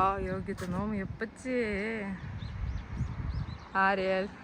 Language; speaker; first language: Korean; non-native, learner; Kazakh